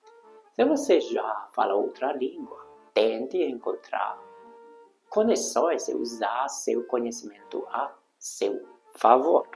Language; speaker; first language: Portuguese; non-native, fluent; Hungarian